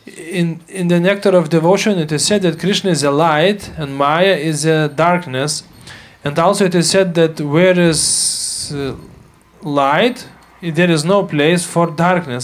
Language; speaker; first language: English; non-native, fluent; Lithuanian